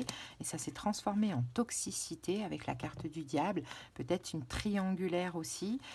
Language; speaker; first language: French; native; French